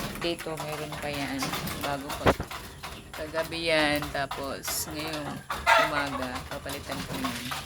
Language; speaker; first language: Filipino; non-native, local second language; Cebuano